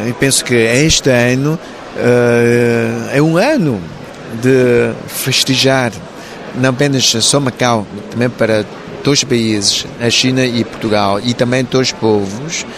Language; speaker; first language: Portuguese; non-native, local second language; Cantonese